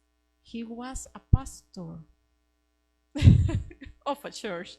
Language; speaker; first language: English; non-native, learner; Spanish